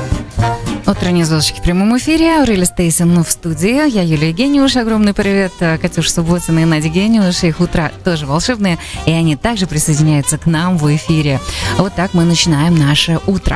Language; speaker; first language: Russian; native; Russian